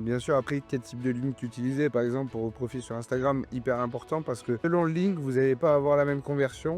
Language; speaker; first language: French; native; French